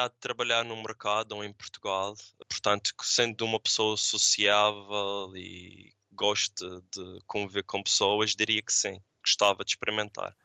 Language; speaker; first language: Portuguese; native; Portuguese